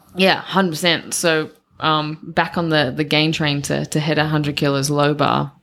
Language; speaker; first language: English; native; English